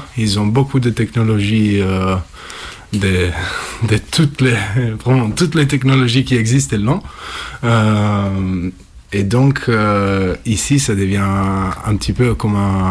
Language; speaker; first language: French; non-native, fluent; Italian